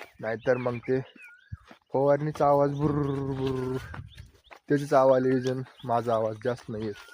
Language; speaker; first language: Marathi; non-native, local second language; Lambadi